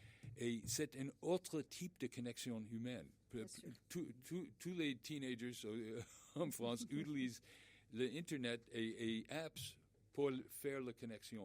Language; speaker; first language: French; non-native, learner; English